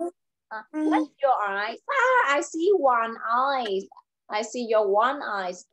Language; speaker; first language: English; non-native, learner; Vietnamese